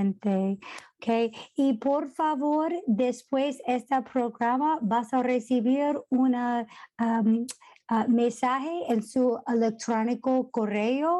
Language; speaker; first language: Spanish; non-native, fluent; English